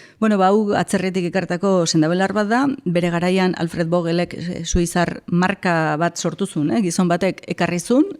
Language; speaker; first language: Basque; native; Basque